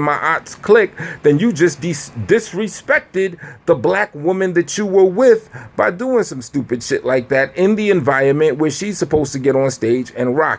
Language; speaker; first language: English; native; English